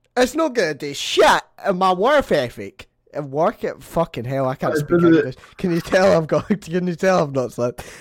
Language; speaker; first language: English; native; English